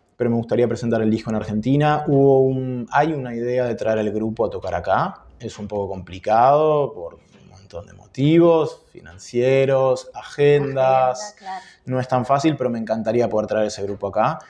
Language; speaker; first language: Spanish; native; Spanish